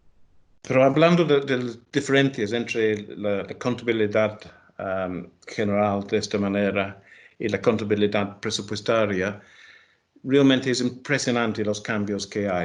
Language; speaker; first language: Spanish; non-native, fluent; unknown